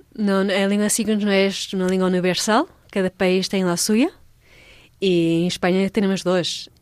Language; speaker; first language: Spanish; non-native, fluent; Portuguese